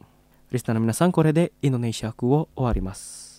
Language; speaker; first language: Japanese; non-native, fluent; Indonesian